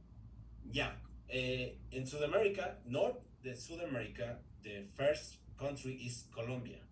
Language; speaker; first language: English; non-native, learner; Spanish